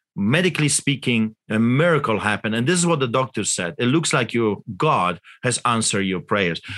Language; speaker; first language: English; non-native, fluent; Polish